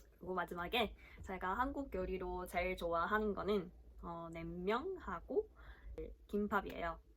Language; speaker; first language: Korean; early bilingual, heritage; Japanese